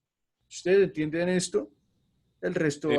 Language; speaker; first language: Spanish; native; Spanish